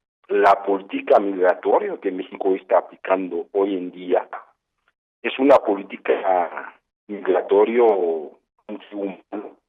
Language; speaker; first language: Spanish; non-native, fluent; Haitian Creole